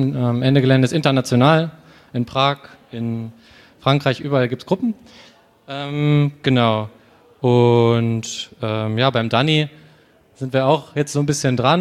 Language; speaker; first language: German; native; German